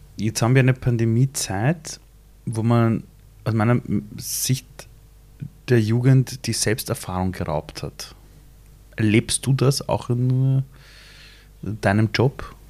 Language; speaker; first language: German; early bilingual, other home language; Persian